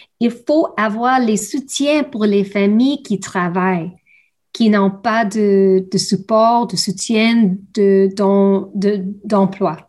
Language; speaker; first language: French; non-native, learner; English